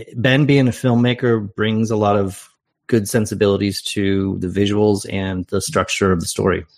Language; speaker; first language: English; native; English